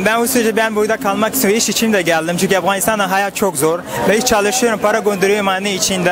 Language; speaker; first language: Turkish; non-native, learner; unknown